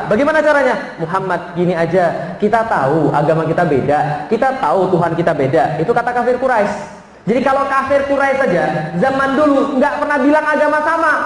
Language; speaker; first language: Indonesian; native; Indonesian